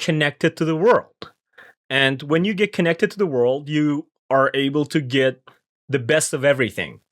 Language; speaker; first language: English; non-native, fluent; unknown